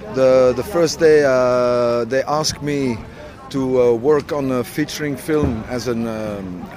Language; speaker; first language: English; non-native, learner; French